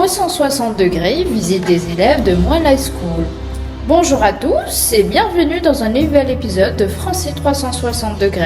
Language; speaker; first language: French; non-native, fluent; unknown